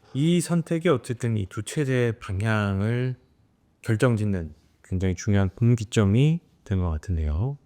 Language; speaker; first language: Korean; native; Korean